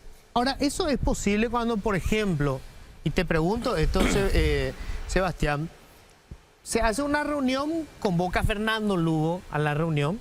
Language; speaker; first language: Spanish; native; Spanish